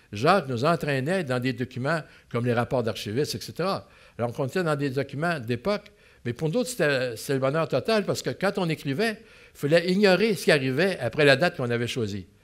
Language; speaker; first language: French; native; French